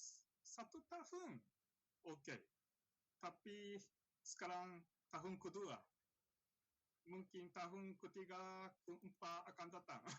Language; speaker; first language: Indonesian; non-native, learner; Japanese